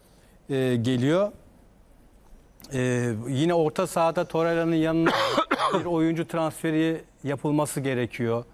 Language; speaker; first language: Turkish; native; Turkish